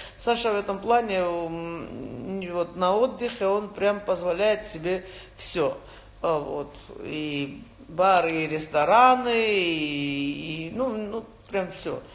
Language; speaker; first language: Russian; non-native, local second language; Georgian